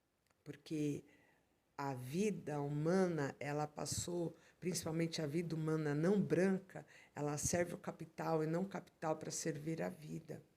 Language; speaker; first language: Portuguese; native; Portuguese